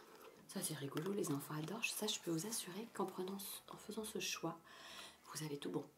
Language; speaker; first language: French; native; French